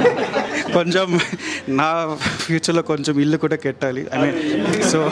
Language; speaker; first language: Telugu; non-native, learner; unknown